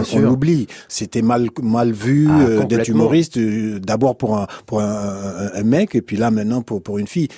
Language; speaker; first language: French; non-native, local second language; Hausa